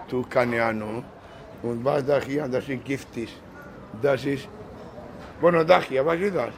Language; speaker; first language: German; non-native, learner; Spanish